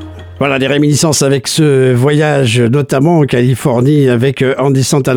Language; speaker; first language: French; native; French